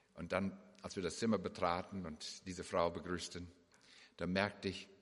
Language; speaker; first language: German; early bilingual, heritage; English